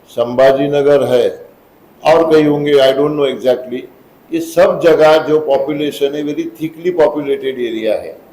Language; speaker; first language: Hindi; non-native, local second language; Marathi